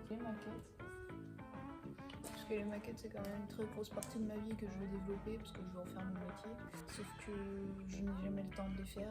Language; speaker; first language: French; native; French